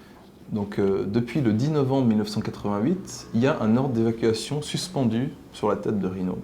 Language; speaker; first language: French; native; French